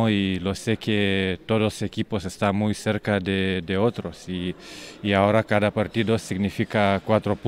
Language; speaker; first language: Spanish; non-native, learner; Lithuanian